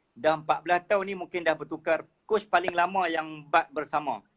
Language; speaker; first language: Malay; native; Malay